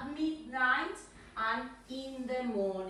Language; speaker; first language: English; non-native, fluent; Spanish